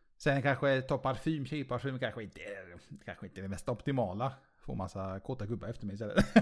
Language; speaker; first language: Swedish; native; Swedish